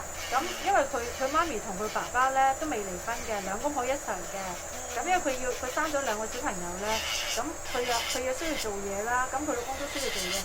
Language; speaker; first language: Cantonese; native; Cantonese